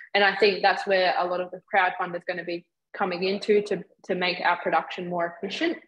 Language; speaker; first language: English; native; English